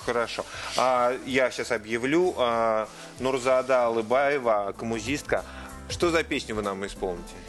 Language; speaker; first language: Russian; native; Russian